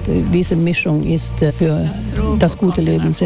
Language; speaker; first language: German; non-native, fluent; Swedish